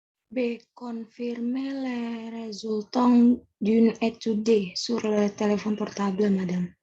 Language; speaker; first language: French; non-native, learner; Indonesian